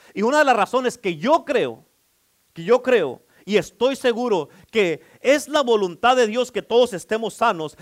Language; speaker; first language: Spanish; native; Spanish